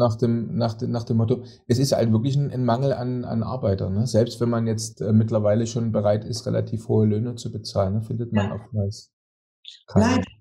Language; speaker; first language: German; native; German